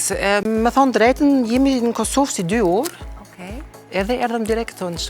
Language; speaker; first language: Albanian; non-native, fluent; German